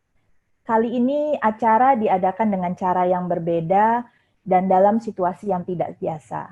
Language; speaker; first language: Indonesian; native; Indonesian